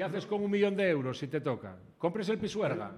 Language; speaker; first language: Spanish; native; Spanish